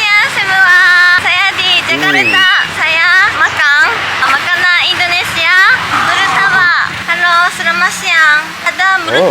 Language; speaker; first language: Indonesian; non-native, learner; Japanese